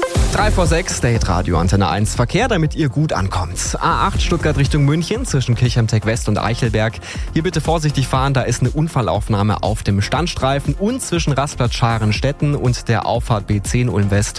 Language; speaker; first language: German; native; German